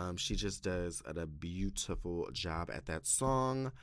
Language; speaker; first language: English; native; English